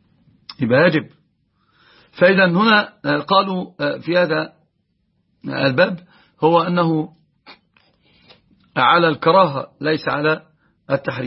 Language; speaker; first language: Arabic; native; Arabic